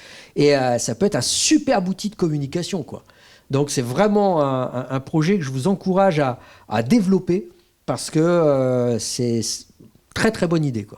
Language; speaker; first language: French; native; French